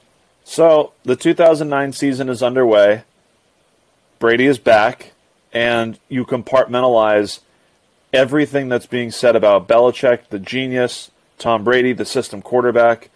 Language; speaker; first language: English; native; English